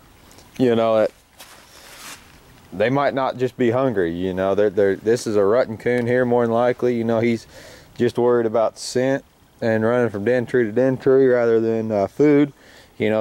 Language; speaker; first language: English; native; English